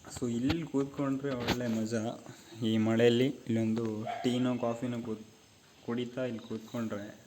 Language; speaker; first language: Kannada; native; Kannada